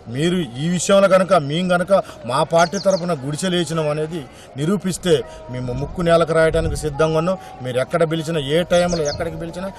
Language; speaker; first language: Telugu; native; Telugu